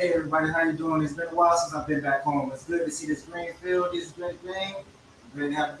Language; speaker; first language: English; native; English